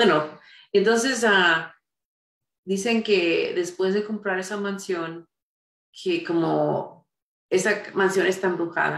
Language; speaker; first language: Spanish; early bilingual, heritage; Spanish